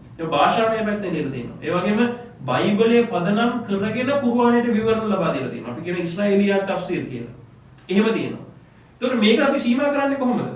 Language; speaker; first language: Sinhala; non-native, local second language; Tamil